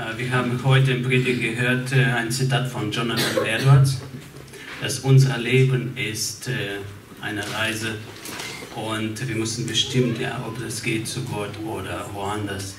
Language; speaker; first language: German; non-native, fluent; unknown